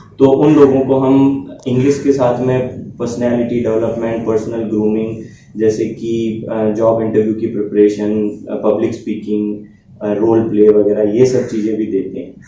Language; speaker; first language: Hindi; native; Hindi